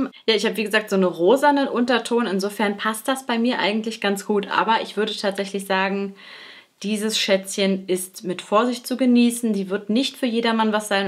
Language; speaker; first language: German; native; German